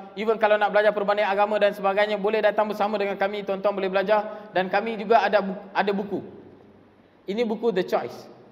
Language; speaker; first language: Malay; non-native, local second language; Tamil